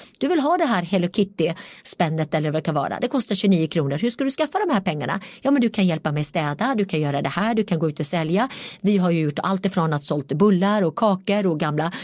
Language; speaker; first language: Swedish; early bilingual, other home language; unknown